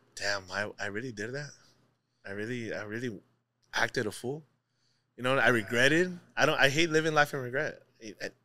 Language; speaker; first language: English; native; English